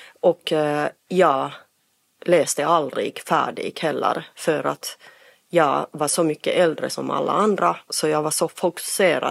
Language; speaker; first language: Swedish; non-native, fluent; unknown